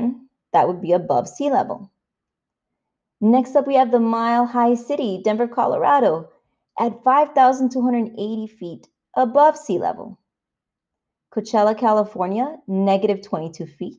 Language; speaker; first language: English; native; English